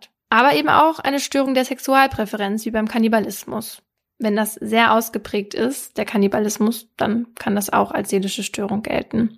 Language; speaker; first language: German; native; German